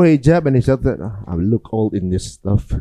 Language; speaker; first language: English; non-native, fluent; Indonesian